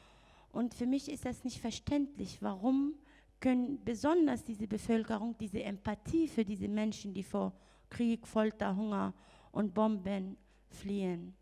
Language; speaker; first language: German; non-native, fluent; Arabic